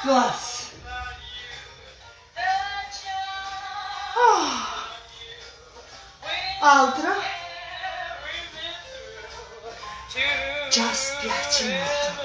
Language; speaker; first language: Italian; non-native, learner; Russian